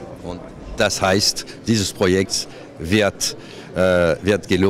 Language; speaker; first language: German; non-native, fluent; French